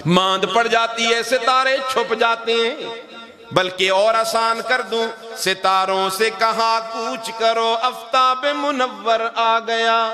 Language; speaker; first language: Urdu; non-native, local second language; Northern Hindko